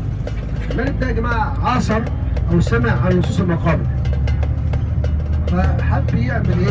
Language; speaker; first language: Arabic; native; Arabic